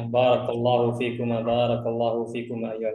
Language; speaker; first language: Arabic; non-native, fluent; Indonesian